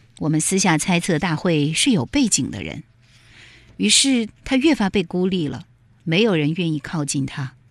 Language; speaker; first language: Chinese; native; Chinese